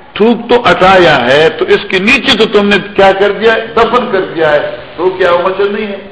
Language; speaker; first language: Urdu; non-native, local second language; Pashto